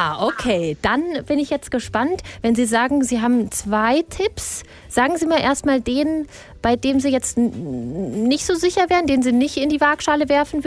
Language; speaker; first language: German; native; German